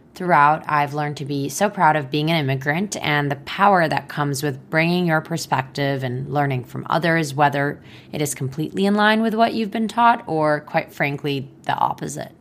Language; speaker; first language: English; non-native, fluent; Hebrew